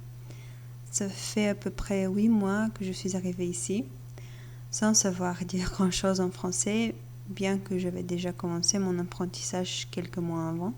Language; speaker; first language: French; non-native, fluent; Bulgarian